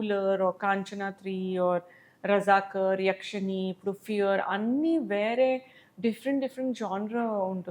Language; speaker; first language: Telugu; non-native, local second language; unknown